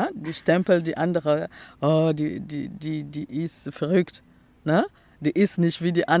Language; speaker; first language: German; non-native, local second language; French